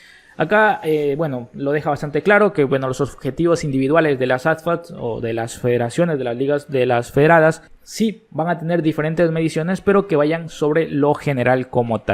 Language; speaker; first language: Spanish; native; Spanish